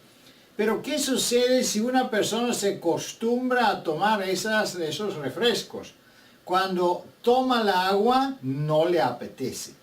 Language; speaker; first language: Spanish; non-native, fluent; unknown